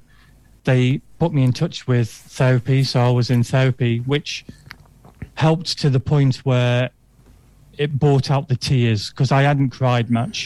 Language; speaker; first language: English; native; English